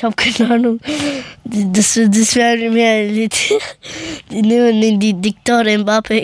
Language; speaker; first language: German; early bilingual, other home language; Persian